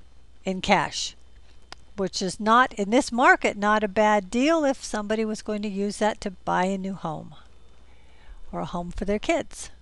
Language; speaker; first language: English; native; English